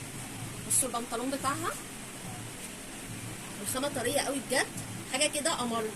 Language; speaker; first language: Arabic; native; Arabic